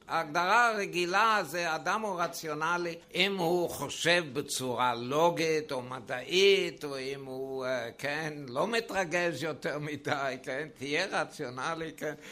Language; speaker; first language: Hebrew; non-native, fluent; German